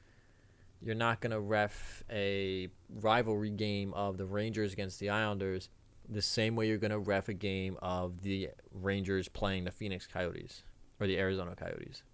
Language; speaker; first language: English; native; English